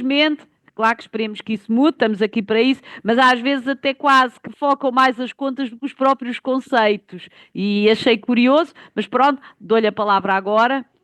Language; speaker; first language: Portuguese; native; Portuguese